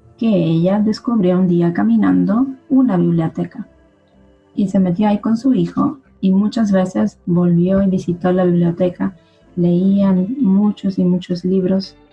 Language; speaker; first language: Spanish; early bilingual, other home language; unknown